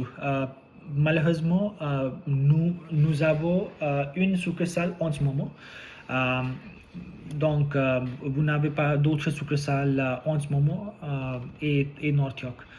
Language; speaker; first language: French; non-native, learner; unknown